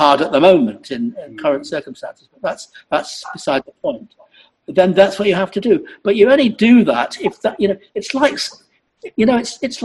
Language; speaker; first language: English; native; English